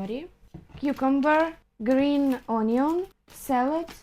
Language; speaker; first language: English; non-native, learner; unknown